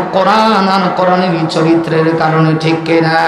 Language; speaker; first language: Bangla; non-native, local second language; Sylheti